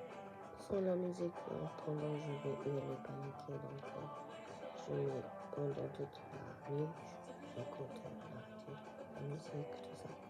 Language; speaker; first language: French; non-native, learner; Japanese